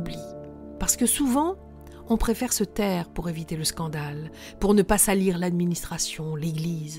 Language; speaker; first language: French; native; French